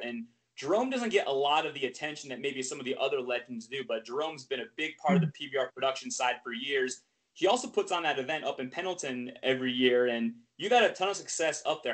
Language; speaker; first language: English; native; English